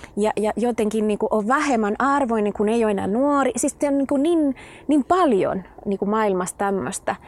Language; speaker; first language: Finnish; non-native, fluent; Spanish